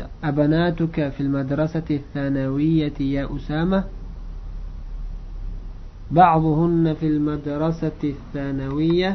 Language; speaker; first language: Arabic; non-native, fluent; Uzbek